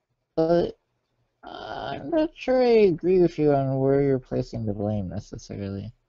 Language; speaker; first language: English; native; English